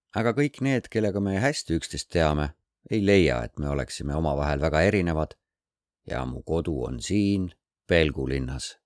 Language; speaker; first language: Estonian; non-native, fluent; Korean